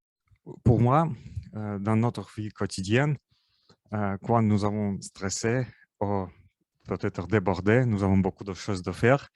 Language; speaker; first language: French; non-native, learner; Russian